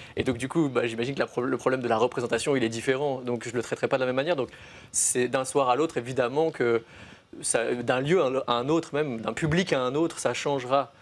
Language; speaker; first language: French; native; French